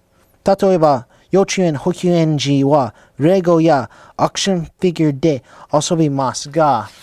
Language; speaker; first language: Japanese; non-native, learner; English